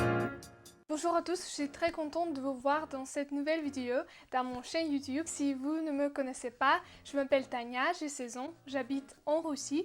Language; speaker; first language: French; non-native, learner; Russian